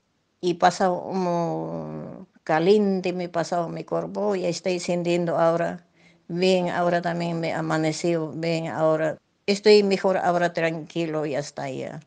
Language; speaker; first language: Spanish; non-native, local second language; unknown